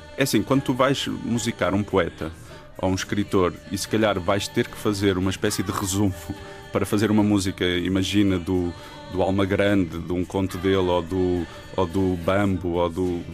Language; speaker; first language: Portuguese; native; Portuguese